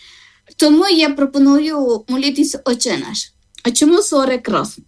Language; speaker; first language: Ukrainian; non-native, learner; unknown